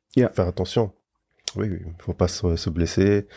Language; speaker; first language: French; native; French